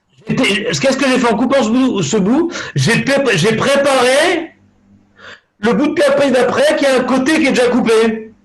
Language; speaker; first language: French; native; French